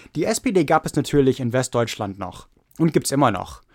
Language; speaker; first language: German; non-native, fluent; English